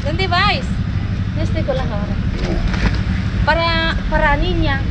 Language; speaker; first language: Spanish; non-native, learner; Filipino